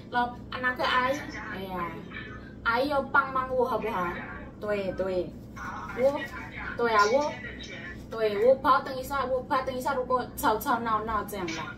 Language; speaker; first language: Chinese; non-native, learner; Javanese